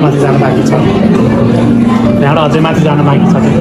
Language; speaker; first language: Nepali; native; Nepali